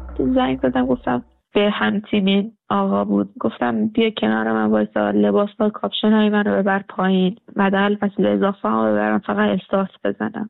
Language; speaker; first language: Persian; native; Persian